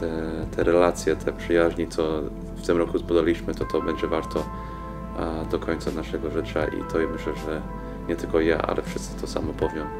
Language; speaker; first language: Polish; non-native, fluent; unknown